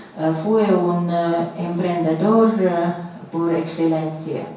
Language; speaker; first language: Spanish; non-native, fluent; Latvian